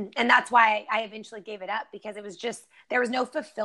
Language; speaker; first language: English; native; English